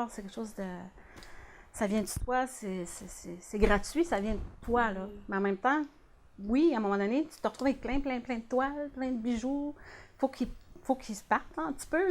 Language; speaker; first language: French; native; French